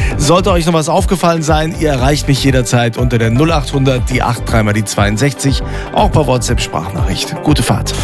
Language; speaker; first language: German; native; German